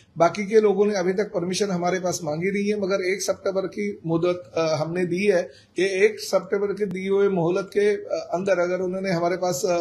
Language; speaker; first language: Hindi; non-native, local second language; Marathi